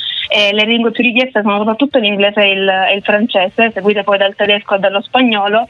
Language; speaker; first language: Italian; native; Italian